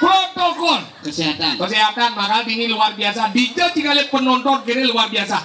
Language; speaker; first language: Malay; non-native, local second language; Balinese